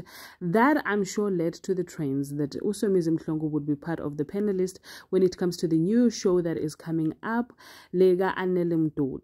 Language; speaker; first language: English; non-native, local second language; Zulu